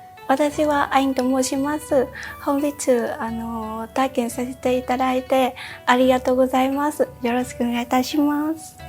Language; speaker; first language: Japanese; non-native, learner; Vietnamese